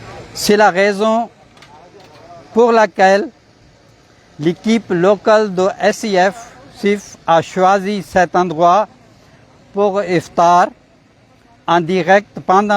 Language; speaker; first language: French; non-native, fluent; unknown